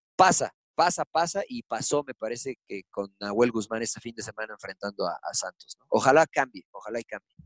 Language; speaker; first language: Spanish; early bilingual, heritage; Spanish